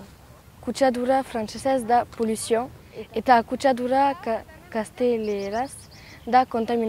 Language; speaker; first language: Basque; non-native, local second language; French